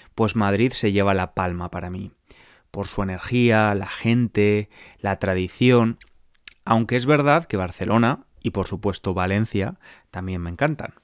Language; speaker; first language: Spanish; native; Spanish